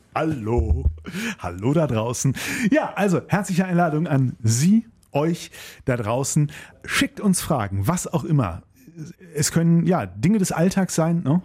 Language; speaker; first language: German; native; German